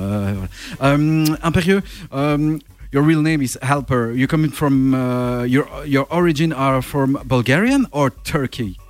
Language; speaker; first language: English; non-native, learner; French